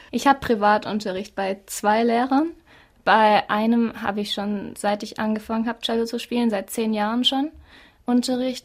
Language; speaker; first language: German; native; German